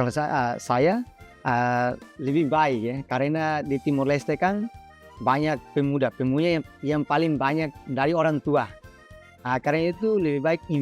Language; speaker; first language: Indonesian; non-native, fluent; Tetum